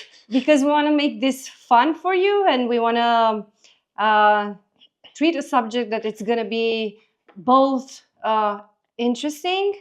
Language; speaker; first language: English; non-native, fluent; Romanian